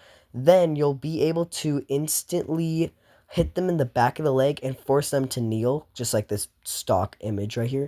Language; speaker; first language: English; native; English